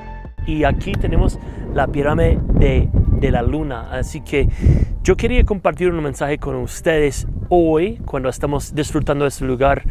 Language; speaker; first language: Spanish; non-native, fluent; English